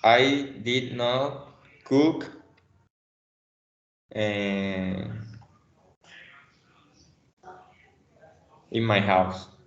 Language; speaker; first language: English; non-native, learner; Spanish